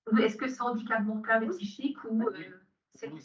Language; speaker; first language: French; native; French